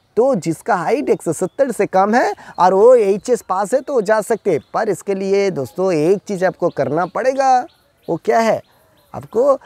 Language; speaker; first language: Hindi; non-native, local second language; Bangla